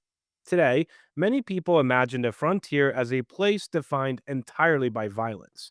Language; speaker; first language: English; native; English